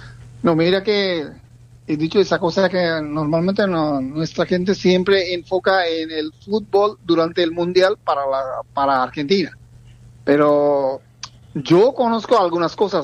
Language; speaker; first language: Spanish; non-native, learner; Bangla